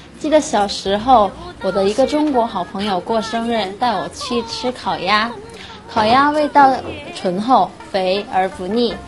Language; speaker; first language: Chinese; non-native, fluent; Korean